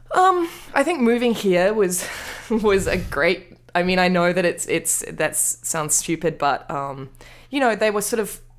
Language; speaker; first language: English; native; English